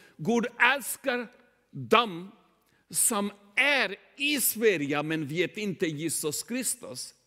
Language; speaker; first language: Swedish; non-native, learner; Urdu